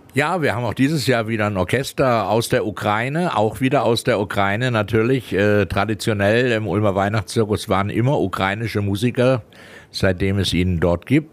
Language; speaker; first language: German; native; German